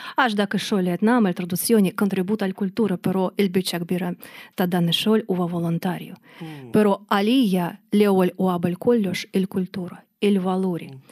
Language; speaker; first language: Maltese; non-native, fluent; Russian